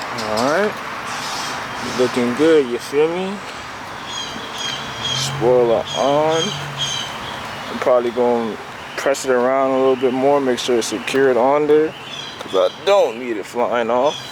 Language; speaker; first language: English; native; English